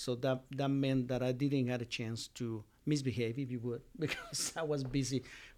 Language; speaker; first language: English; non-native, fluent; Spanish